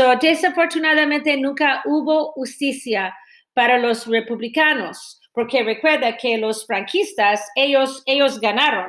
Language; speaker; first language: Spanish; non-native, fluent; English